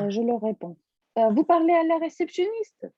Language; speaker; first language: French; non-native, fluent; Russian